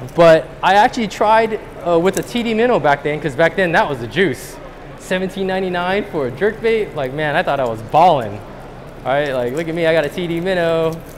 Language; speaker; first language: English; native; English